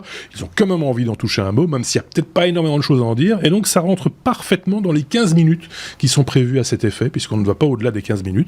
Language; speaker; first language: French; native; French